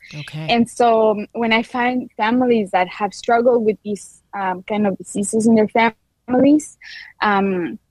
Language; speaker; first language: English; non-native, fluent; Spanish